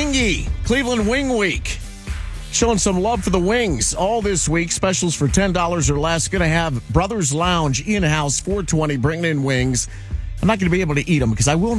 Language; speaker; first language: English; native; English